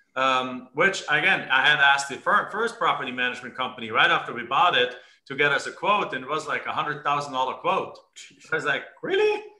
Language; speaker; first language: English; non-native, fluent; German